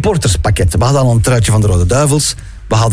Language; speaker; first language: Dutch; native; Dutch